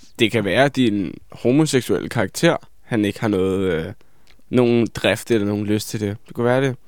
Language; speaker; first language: Danish; native; Danish